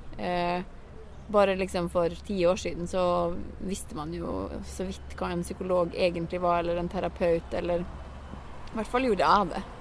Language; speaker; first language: Norwegian; native; Norwegian